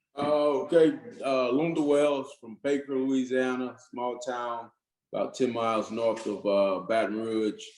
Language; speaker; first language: English; native; English